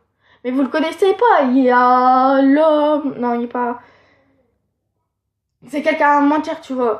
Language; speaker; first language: French; native; French